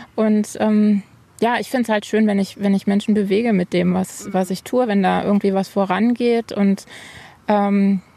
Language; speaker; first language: German; native; German